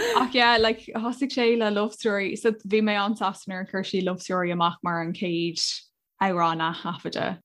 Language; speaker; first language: Irish; non-native, local second language; English